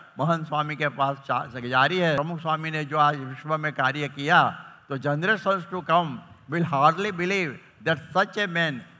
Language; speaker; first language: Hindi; non-native, local second language; Gujarati